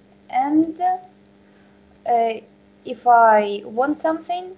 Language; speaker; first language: English; non-native, learner; Russian